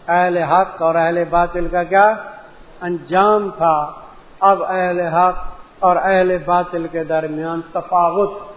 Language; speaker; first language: Urdu; non-native, local second language; Punjabi